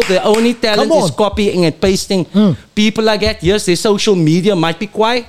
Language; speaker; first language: English; native; English